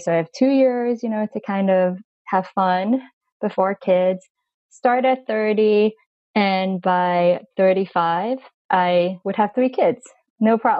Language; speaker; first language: English; native; English